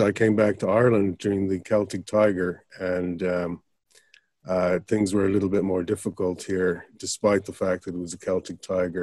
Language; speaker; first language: English; native; English